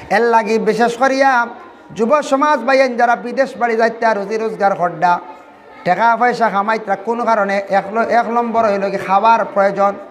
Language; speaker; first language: Bangla; native; Bangla